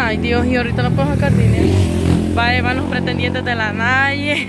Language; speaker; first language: Spanish; native; Spanish